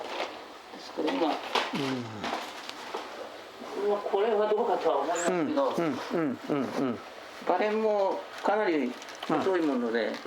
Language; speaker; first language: Japanese; native; Japanese